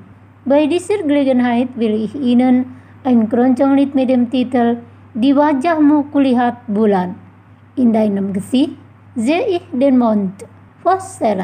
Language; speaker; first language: German; non-native, fluent; Indonesian